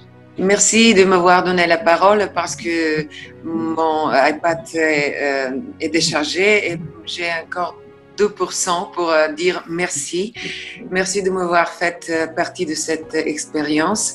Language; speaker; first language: French; non-native, fluent; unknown